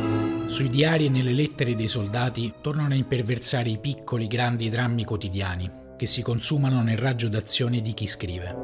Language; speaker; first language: Italian; native; Italian